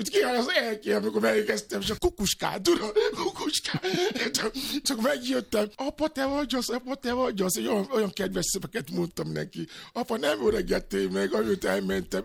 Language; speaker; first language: Hungarian; non-native, learner; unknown